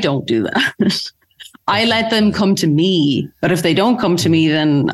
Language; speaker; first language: English; native; English